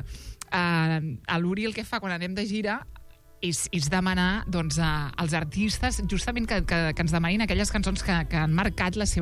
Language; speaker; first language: Catalan; native; Catalan